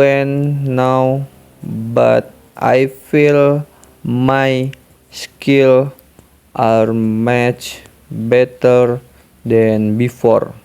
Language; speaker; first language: English; non-native, learner; Indonesian